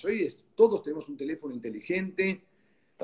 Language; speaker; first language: Spanish; native; Spanish